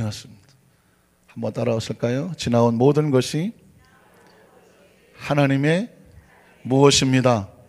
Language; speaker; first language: Korean; native; Korean